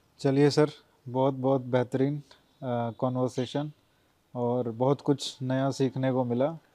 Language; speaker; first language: Hindi; native; Hindi